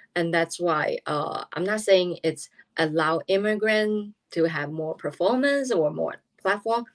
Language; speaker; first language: English; non-native, fluent; Chinese